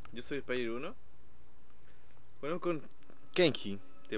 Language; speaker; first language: Spanish; native; Spanish